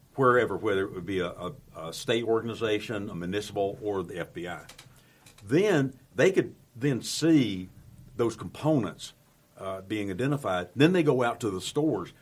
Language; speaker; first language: English; native; English